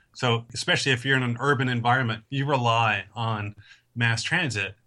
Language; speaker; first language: English; native; English